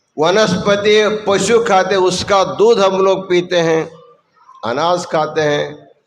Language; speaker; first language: Hindi; non-native, local second language; Marathi